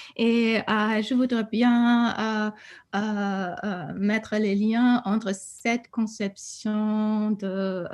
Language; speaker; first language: French; non-native, fluent; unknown